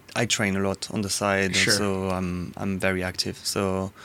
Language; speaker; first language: English; non-native, fluent; French